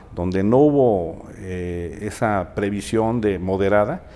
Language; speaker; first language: Spanish; native; Spanish